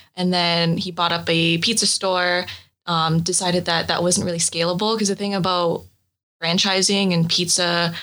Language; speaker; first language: English; native; English